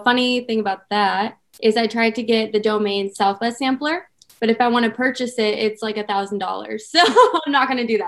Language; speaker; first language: English; native; English